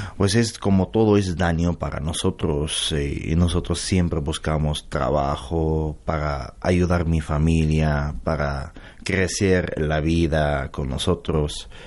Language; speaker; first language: Spanish; non-native, learner; Arabic